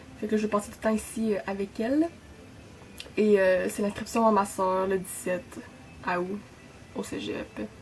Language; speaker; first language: French; native; French